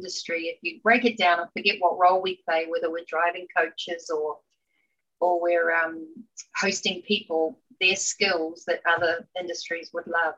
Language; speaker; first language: English; native; English